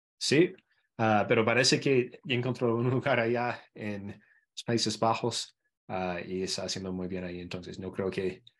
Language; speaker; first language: Spanish; non-native, fluent; English